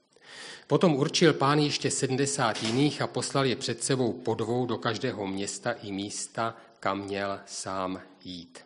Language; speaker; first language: Czech; native; Czech